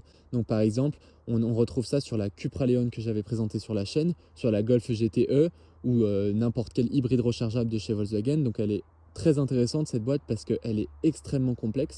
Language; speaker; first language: French; native; French